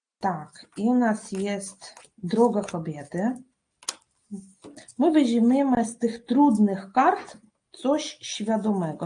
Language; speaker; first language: Polish; non-native, fluent; Russian